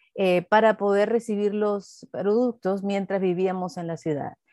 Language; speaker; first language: Spanish; native; Spanish